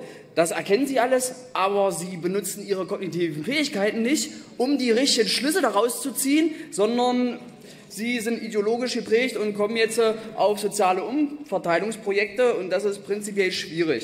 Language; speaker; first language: German; native; German